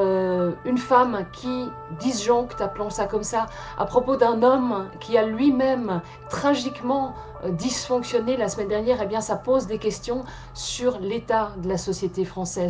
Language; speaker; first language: French; native; French